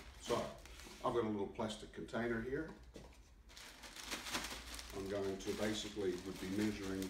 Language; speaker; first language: English; native; English